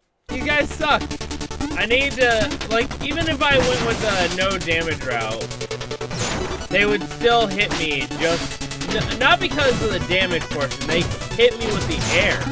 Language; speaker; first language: English; native; English